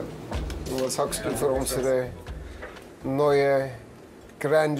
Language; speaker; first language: German; non-native, fluent; Norwegian